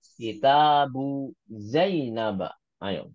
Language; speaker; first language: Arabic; non-native, fluent; Indonesian